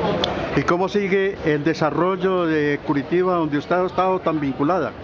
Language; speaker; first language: Spanish; native; Spanish